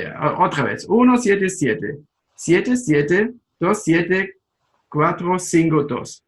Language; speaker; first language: Spanish; non-native, fluent; German